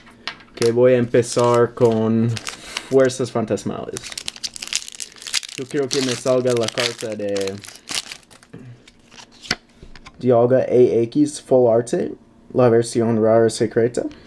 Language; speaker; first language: Spanish; non-native, learner; English